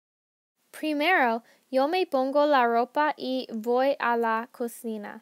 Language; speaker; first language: Spanish; non-native, learner; English